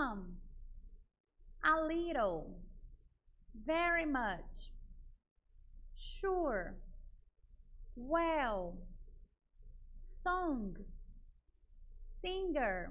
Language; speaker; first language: English; non-native, fluent; Portuguese